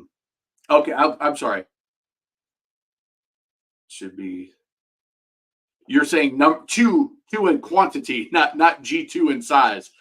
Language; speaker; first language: English; native; English